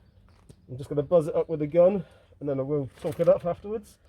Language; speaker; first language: English; native; English